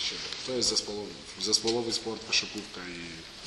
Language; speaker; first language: Polish; non-native, learner; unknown